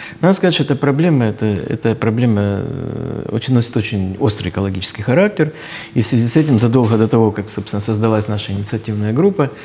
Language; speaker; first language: Russian; native; Russian